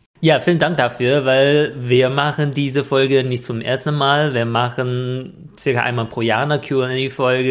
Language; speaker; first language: German; non-native, fluent; Chinese